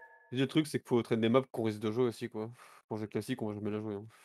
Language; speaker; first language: French; native; French